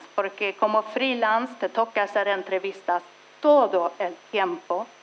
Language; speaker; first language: Spanish; non-native, fluent; Swedish